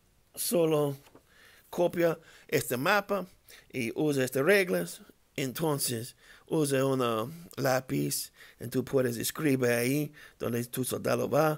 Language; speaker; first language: Spanish; non-native, learner; English